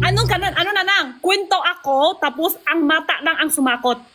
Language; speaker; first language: Filipino; non-native, learner; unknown